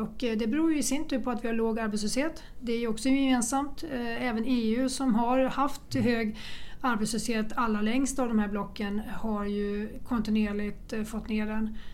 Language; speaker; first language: Swedish; native; Swedish